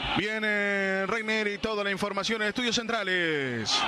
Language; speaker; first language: Spanish; native; Spanish